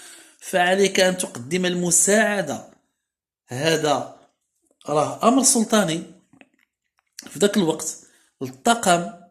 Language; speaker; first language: Arabic; native; Arabic